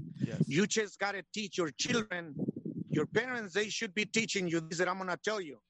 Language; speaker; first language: English; non-native, learner; Spanish